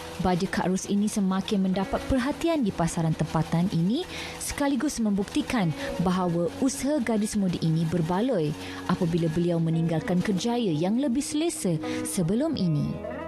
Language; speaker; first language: Malay; native; Malay